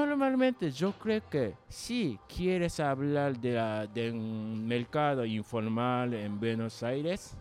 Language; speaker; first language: Spanish; non-native, learner; Japanese